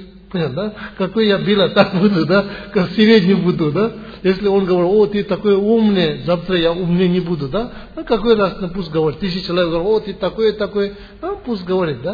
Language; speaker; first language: Russian; non-native, learner; Tibetan